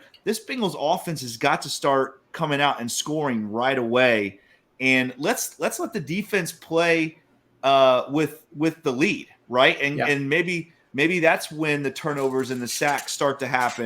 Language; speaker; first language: English; native; English